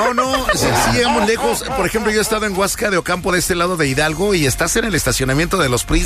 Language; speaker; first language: Spanish; native; Spanish